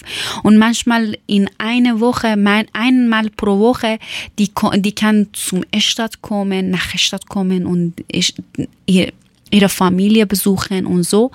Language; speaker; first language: German; non-native, learner; Persian